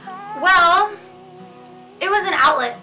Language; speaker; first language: English; native; English